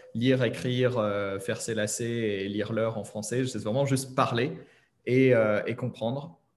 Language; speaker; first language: French; native; French